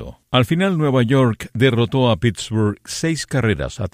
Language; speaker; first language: Spanish; native; Spanish